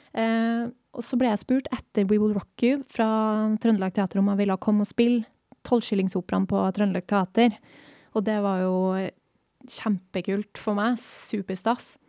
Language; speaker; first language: Norwegian; native; Norwegian